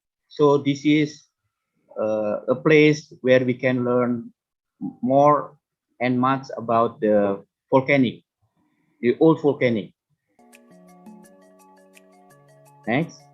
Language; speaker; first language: English; non-native, fluent; Indonesian